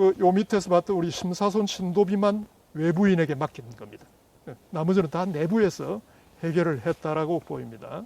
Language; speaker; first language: Korean; native; Korean